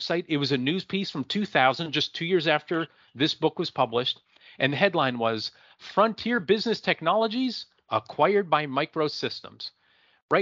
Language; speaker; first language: English; native; English